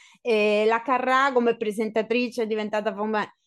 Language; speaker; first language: Italian; native; Italian